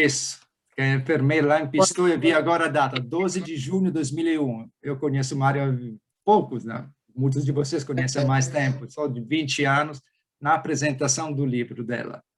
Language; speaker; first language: Portuguese; non-native, fluent; Italian